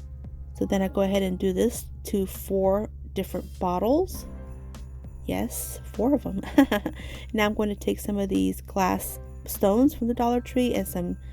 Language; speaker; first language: English; native; English